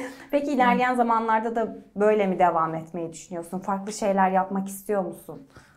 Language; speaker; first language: Turkish; native; Turkish